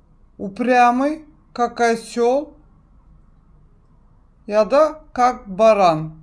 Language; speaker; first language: Russian; non-native, fluent; Turkish